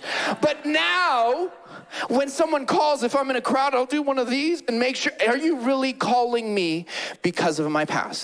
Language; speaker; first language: English; native; English